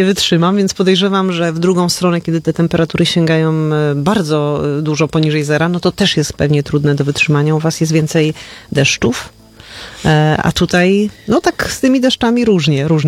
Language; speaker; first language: Polish; native; Polish